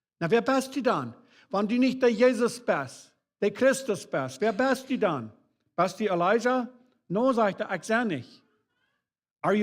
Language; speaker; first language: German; non-native, learner; Low German